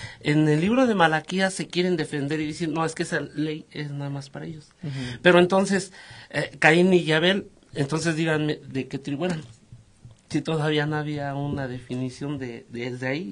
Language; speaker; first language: Spanish; native; Spanish